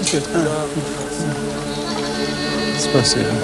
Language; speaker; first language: Russian; non-native, learner; English